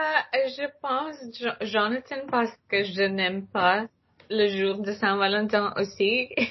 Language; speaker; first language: French; non-native, learner; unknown